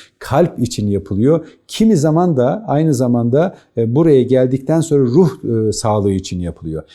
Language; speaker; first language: Turkish; native; Turkish